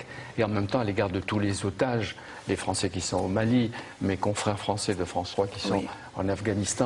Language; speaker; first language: French; native; French